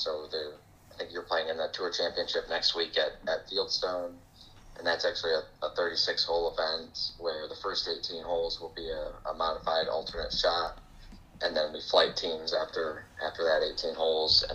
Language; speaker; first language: English; native; English